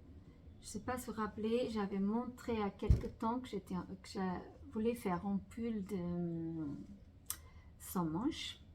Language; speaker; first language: French; non-native, fluent; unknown